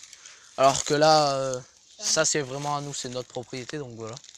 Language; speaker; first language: French; native; French